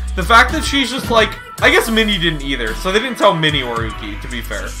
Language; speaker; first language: English; native; English